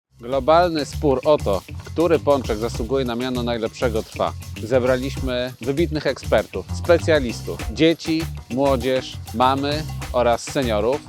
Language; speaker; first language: Polish; native; Polish